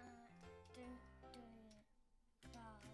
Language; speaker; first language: Welsh; non-native, local second language; English